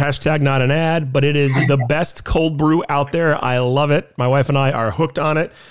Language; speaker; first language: English; native; English